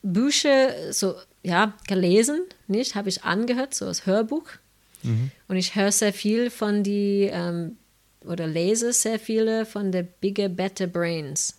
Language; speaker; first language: German; non-native, fluent; English